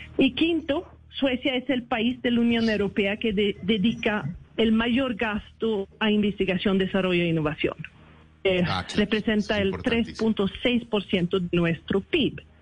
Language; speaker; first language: Spanish; non-native, fluent; Swedish